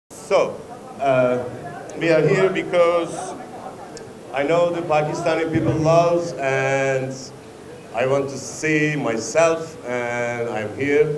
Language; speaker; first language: English; non-native, learner; Turkish